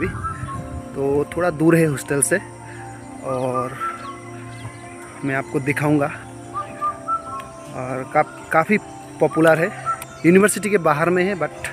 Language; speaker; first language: Hindi; non-native, local second language; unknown